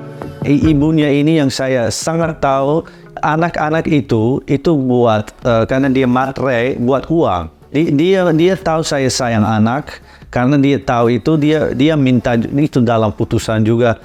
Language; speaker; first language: Indonesian; non-native, learner; Dutch